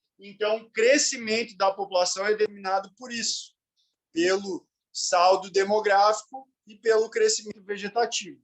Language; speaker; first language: Portuguese; native; Portuguese